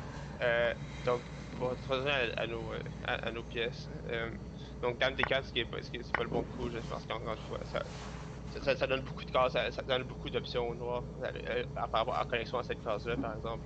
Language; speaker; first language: French; native; French